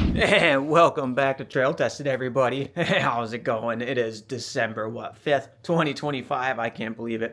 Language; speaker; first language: English; native; English